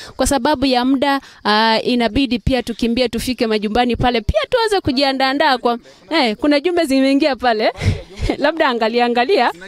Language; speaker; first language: Swahili; non-native, local second language; Gusii